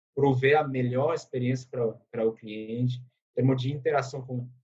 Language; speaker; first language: Portuguese; non-native, fluent; French